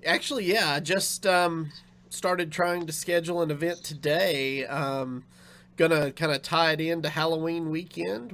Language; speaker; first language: English; native; English